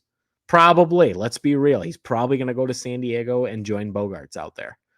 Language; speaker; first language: English; native; English